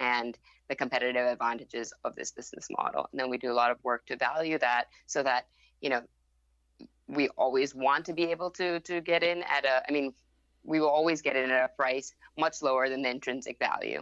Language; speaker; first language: English; non-native, fluent; Thai